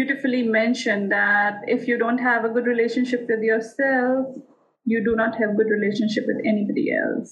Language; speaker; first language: English; non-native, local second language; Hindi